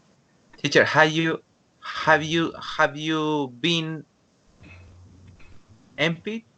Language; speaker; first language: English; non-native, learner; Spanish